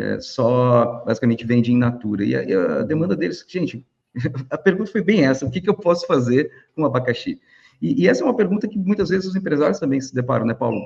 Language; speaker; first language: Portuguese; native; Portuguese